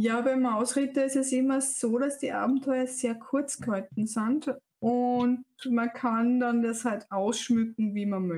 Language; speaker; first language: German; native; German